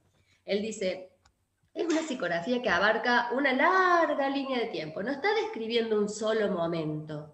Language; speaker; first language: Spanish; native; Spanish